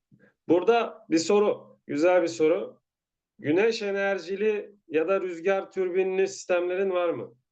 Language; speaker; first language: Turkish; native; Turkish